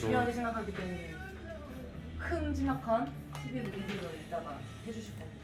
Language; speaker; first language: Korean; native; Korean